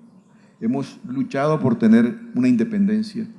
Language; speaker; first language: Spanish; native; Spanish